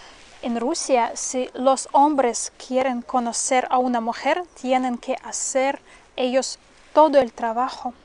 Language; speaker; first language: Spanish; non-native, fluent; Russian